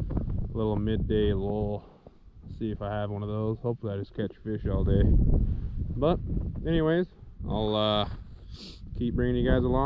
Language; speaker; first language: English; native; English